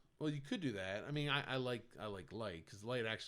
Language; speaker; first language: English; native; English